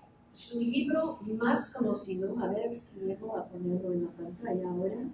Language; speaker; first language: Spanish; non-native, fluent; English